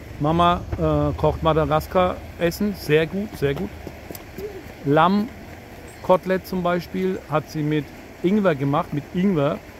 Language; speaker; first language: German; early bilingual, other home language; Turkish